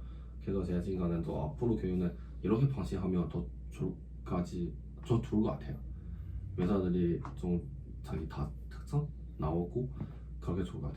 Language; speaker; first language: Korean; non-native, learner; Chinese